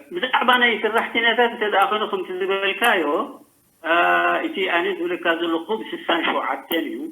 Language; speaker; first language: Tigrinya; native; Tigrinya